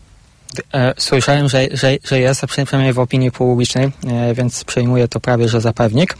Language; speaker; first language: Polish; native; Polish